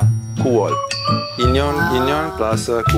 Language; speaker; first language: Korean; non-native, learner; Italian